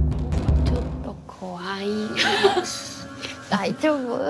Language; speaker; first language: Japanese; non-native, learner; Korean